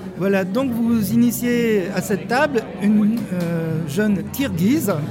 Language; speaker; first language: French; native; French